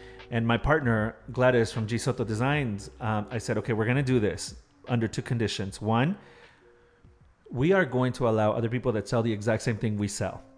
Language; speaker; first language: English; early bilingual, other home language; Spanish